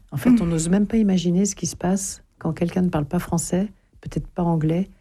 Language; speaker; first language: French; native; French